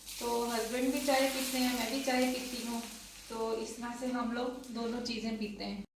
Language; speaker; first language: Urdu; non-native, local second language; Punjabi